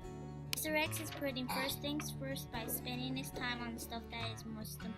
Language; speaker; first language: English; native; English